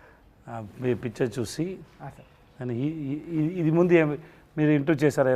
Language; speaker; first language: Telugu; non-native, learner; Tamil